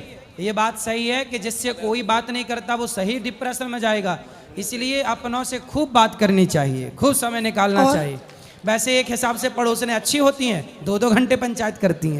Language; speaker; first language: Hindi; native; Hindi